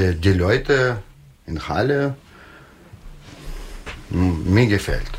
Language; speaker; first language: German; non-native, learner; Russian